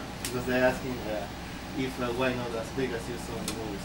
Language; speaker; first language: English; non-native, fluent; Spanish